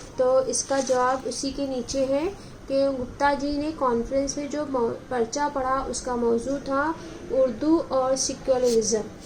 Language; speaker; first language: Urdu; native; Urdu